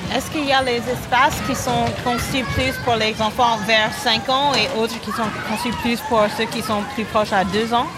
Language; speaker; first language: French; non-native, fluent; English